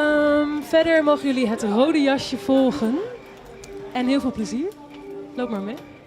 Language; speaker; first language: Dutch; native; Dutch